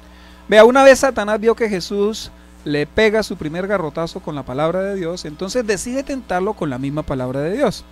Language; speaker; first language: Spanish; native; Spanish